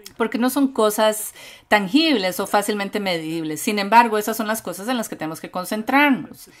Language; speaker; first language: Spanish; non-native, fluent; English